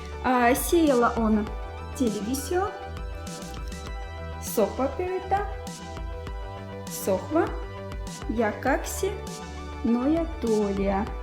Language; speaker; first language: Finnish; non-native, learner; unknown